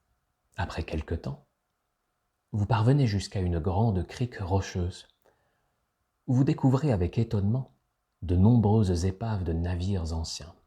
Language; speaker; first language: French; native; French